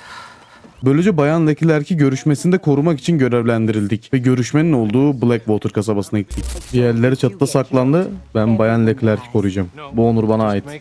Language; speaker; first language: Turkish; native; Turkish